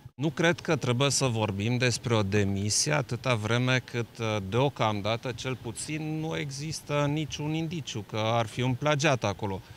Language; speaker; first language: Romanian; non-native, local second language; German